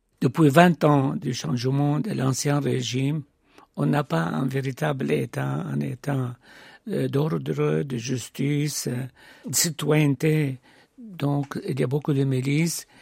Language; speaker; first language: French; non-native, fluent; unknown